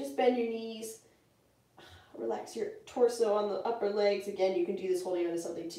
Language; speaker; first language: English; native; English